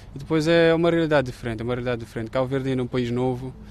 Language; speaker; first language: Portuguese; non-native, local second language; Kabuverdianu